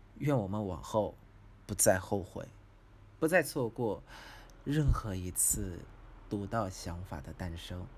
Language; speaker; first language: Chinese; non-native, fluent; Vietnamese